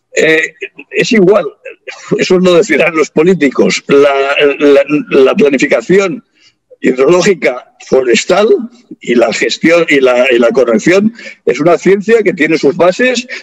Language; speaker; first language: Spanish; native; Spanish